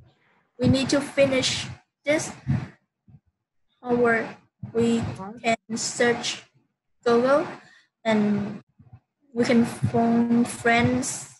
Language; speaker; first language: English; non-native, learner; Vietnamese